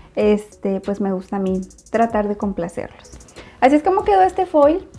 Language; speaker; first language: Spanish; native; Spanish